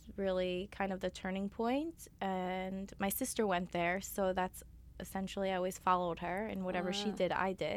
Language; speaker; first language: English; native; English